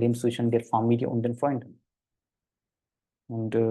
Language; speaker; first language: German; non-native, fluent; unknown